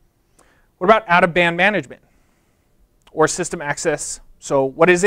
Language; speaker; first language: English; native; English